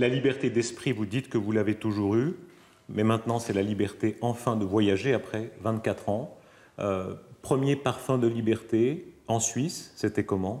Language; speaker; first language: French; native; French